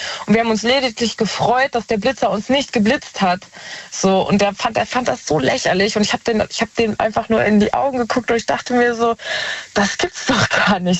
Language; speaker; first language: German; native; German